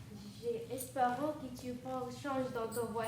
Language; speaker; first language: French; non-native, learner; Bangla